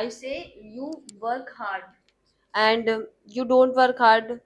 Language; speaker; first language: English; non-native, learner; Hindi